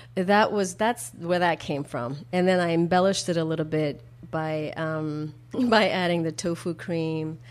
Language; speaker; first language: English; early bilingual, other home language; Korean